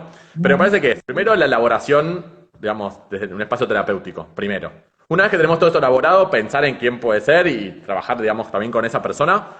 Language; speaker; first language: Spanish; native; Spanish